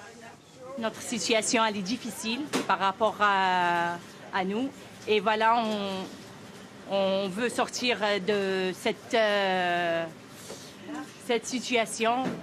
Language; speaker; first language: French; non-native, learner; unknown